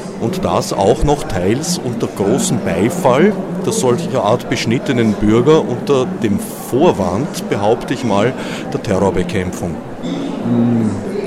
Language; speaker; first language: German; native; German